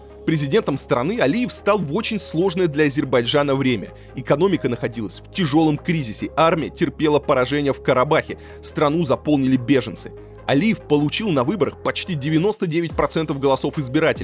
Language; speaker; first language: Russian; native; Russian